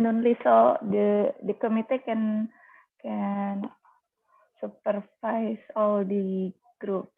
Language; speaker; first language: English; non-native, learner; Indonesian